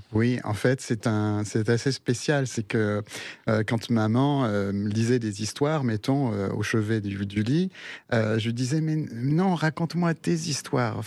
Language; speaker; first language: French; early bilingual, other home language; Spanish